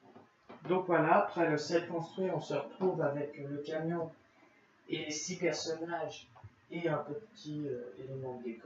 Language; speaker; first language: French; native; French